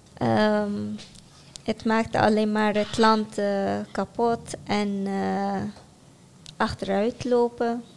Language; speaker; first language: Dutch; non-native, learner; Arabic